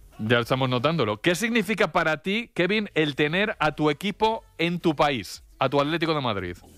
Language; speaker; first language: Spanish; native; Spanish